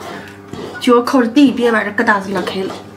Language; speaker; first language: Chinese; native; Chinese